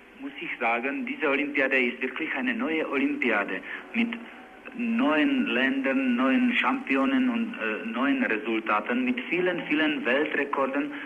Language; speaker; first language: German; non-native, learner; Czech